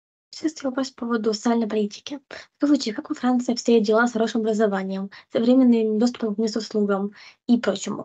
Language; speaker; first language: Russian; native; Russian